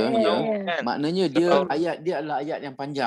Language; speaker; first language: Malay; native; Malay